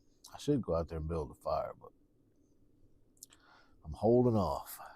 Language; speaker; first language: English; native; English